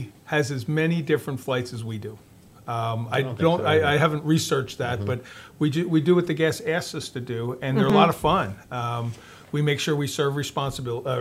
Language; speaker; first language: English; native; English